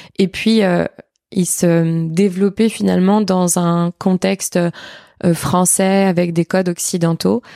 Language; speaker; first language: French; native; French